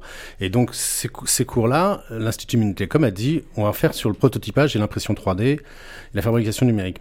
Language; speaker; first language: French; native; French